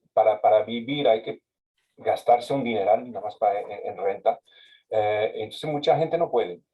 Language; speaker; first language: Spanish; non-native, fluent; French